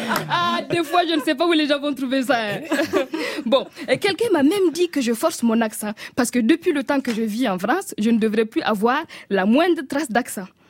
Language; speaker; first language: French; non-native, local second language; Mossi